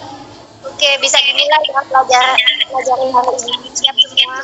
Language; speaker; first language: Indonesian; native; Indonesian